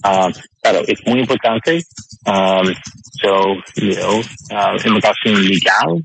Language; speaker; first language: Spanish; non-native, learner; English